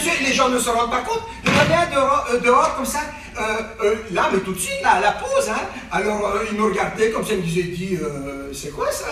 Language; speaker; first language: French; native; French